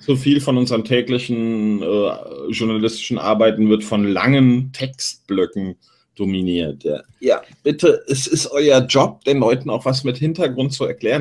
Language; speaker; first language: German; native; German